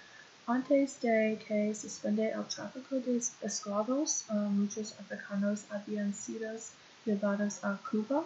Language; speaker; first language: Spanish; non-native, learner; English